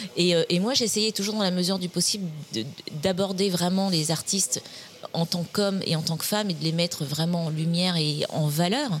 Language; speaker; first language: French; native; French